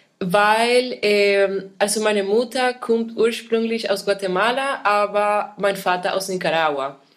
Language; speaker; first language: German; non-native, fluent; Spanish